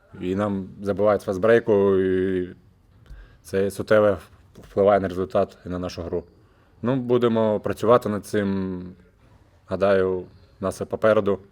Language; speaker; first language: Ukrainian; native; Ukrainian